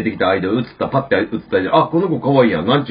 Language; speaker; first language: Japanese; native; Japanese